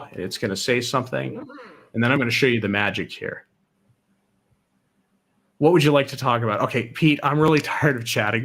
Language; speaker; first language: English; native; English